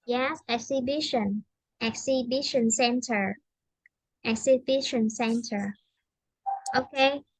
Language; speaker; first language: English; non-native, fluent; Vietnamese